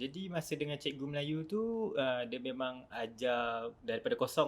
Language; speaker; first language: Malay; native; Malay